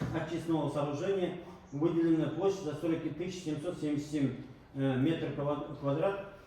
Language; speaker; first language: Russian; non-native, local second language; Kazakh